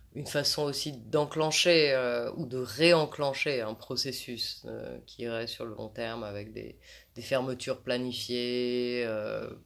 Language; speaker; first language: French; native; French